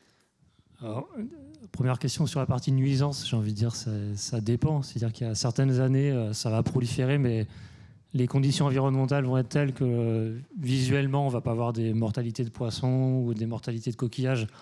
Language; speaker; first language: French; native; French